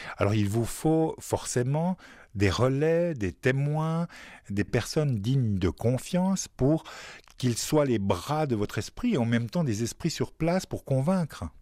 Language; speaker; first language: French; native; French